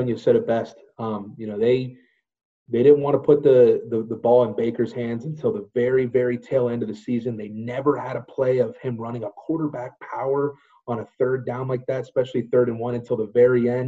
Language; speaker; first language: English; native; English